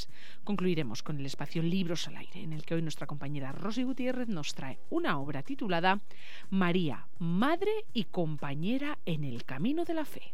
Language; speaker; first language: Spanish; native; Spanish